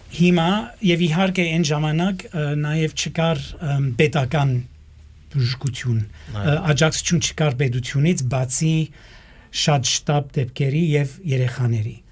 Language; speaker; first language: Armenian; early bilingual, heritage; Armenian